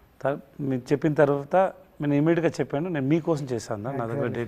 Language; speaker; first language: Telugu; non-native, learner; Tamil